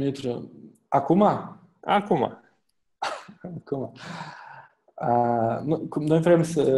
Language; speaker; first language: Romanian; native; Romanian